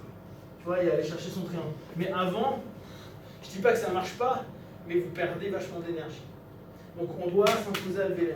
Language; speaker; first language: French; native; French